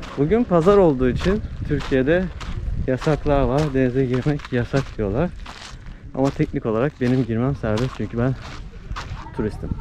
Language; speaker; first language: Turkish; native; Turkish